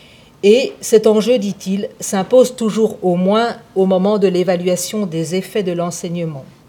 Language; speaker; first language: French; native; French